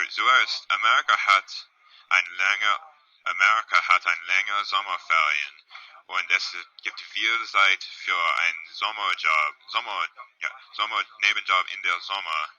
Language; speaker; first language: German; non-native, learner; English